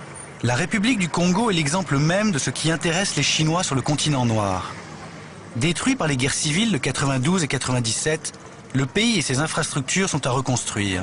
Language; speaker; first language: French; native; French